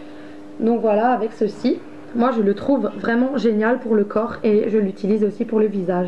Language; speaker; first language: French; native; French